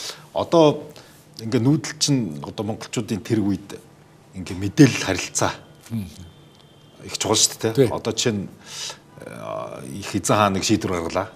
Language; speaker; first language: Mongolian; native; Mongolian